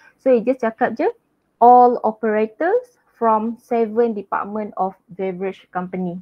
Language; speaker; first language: English; non-native, local second language; Malay